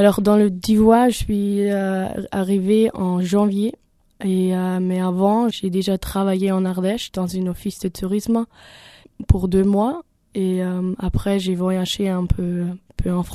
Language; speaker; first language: French; non-native, learner; German